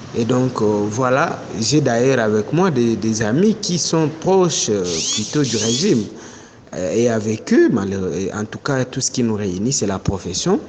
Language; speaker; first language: French; non-native, local second language; Swahili